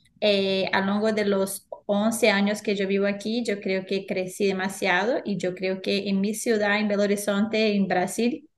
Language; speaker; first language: Spanish; non-native, fluent; Portuguese